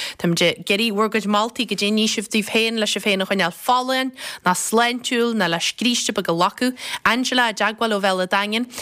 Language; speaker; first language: Irish; native; Irish